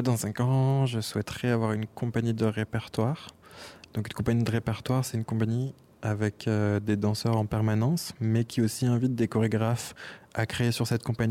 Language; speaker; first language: French; native; French